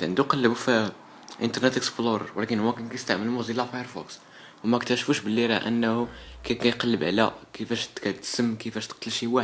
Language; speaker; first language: Arabic; native; Arabic